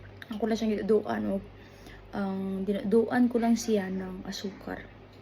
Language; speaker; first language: Filipino; non-native, local second language; Cebuano